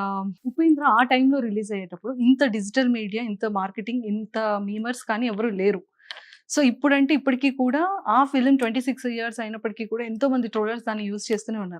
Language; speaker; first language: Telugu; native; Telugu